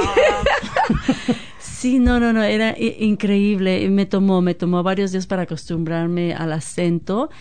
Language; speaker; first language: Spanish; native; Spanish